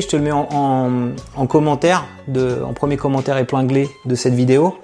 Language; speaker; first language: French; native; French